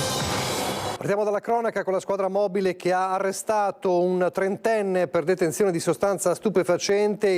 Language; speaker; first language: Italian; native; Italian